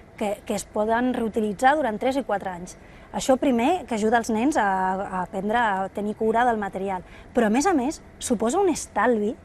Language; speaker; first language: Catalan; non-native, local second language; Spanish